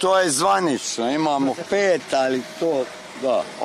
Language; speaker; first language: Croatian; non-native, learner; Portuguese